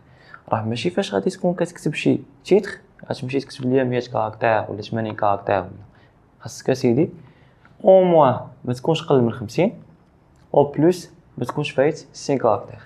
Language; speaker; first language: Arabic; native; Arabic